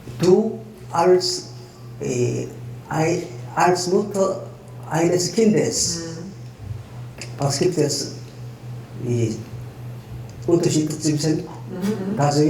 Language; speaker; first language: German; non-native, fluent; Korean